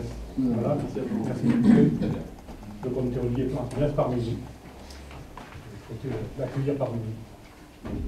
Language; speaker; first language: French; native; French